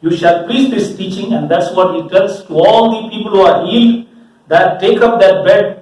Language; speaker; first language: English; non-native, local second language; Malayalam